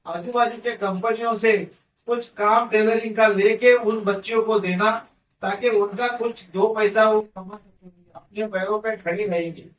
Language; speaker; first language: Hindi; non-native, local second language; Marathi